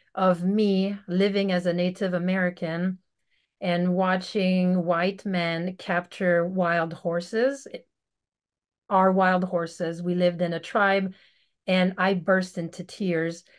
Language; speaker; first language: English; native; English